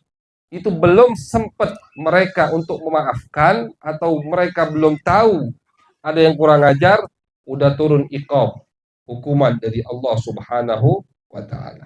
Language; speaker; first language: Indonesian; native; Indonesian